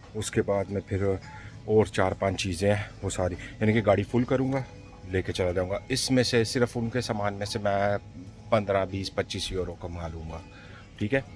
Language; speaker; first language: Urdu; non-native, local second language; Punjabi